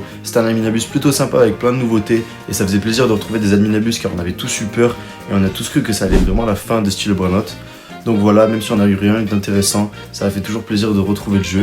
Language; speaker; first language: French; native; French